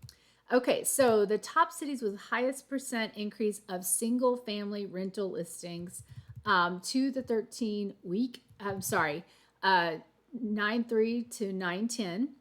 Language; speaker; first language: English; native; English